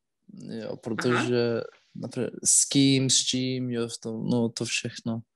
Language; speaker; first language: Czech; non-native, learner; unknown